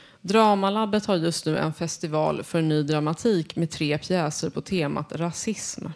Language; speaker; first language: Swedish; native; Swedish